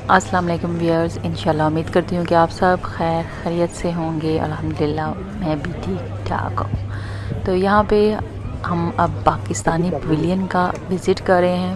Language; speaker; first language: Urdu; native; Urdu